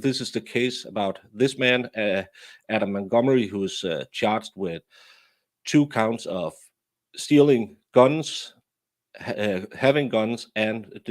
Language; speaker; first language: English; non-native, fluent; Danish